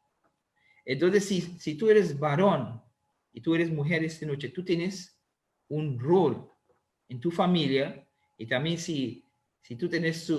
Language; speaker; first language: Spanish; non-native, learner; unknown